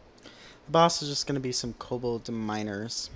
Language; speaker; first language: English; native; English